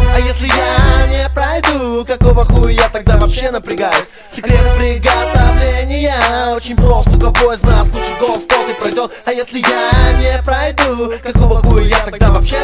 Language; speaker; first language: Russian; native; Russian